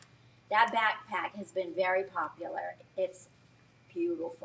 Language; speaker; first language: English; native; English